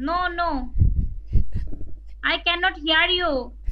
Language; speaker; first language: English; non-native, learner; Bangla